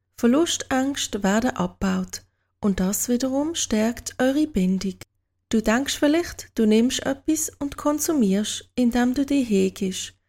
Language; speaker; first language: German; native; German